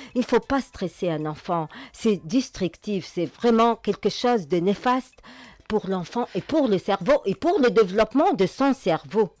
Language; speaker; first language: French; non-native, local second language; Arabic